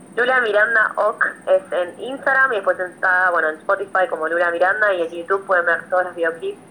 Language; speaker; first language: Spanish; early bilingual, other home language; English